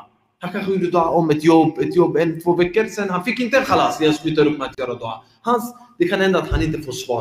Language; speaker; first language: Swedish; early bilingual, other home language; Arabic